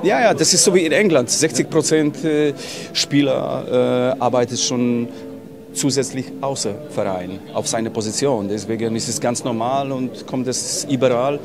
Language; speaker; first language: German; non-native, fluent; Polish